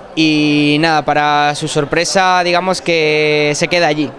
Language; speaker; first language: Spanish; native; Spanish